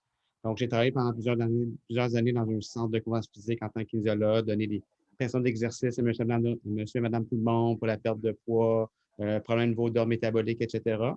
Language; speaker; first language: French; native; French